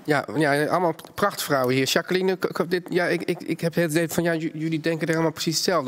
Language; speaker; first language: Dutch; native; Dutch